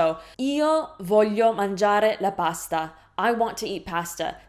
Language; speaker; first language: Italian; non-native, fluent; English